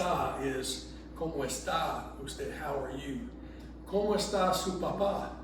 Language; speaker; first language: Spanish; non-native, fluent; English